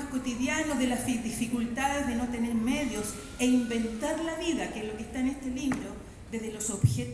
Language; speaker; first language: Spanish; native; Spanish